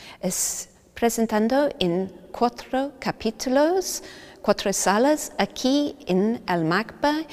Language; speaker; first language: Spanish; non-native, learner; English